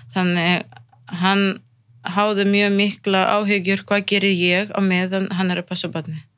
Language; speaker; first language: Icelandic; non-native, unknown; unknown